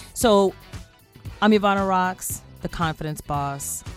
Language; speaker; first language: English; early bilingual, other home language; Spanish